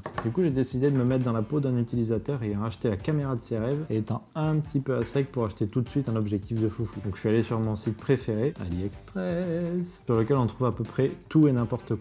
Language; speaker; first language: French; native; French